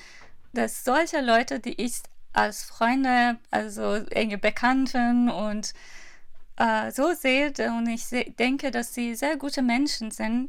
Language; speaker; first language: German; non-native, fluent; Persian